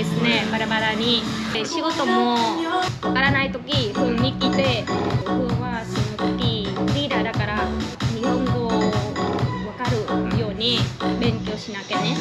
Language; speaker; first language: Japanese; non-native, learner; Vietnamese